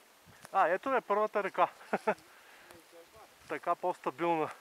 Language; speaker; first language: Bulgarian; native; Bulgarian